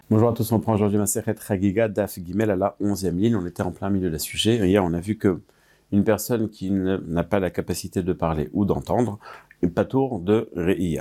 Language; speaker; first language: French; native; French